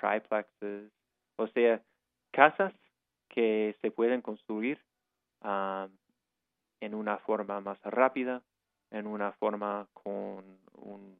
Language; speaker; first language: Spanish; non-native, fluent; English